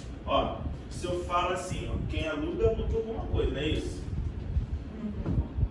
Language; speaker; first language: Portuguese; native; Portuguese